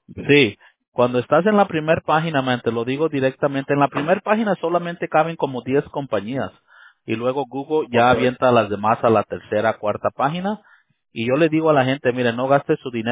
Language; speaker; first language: Spanish; early bilingual, heritage; Spanish